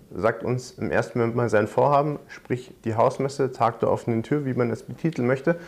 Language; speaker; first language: German; native; German